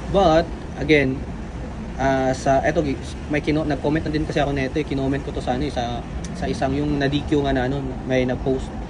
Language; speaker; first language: Filipino; native; Filipino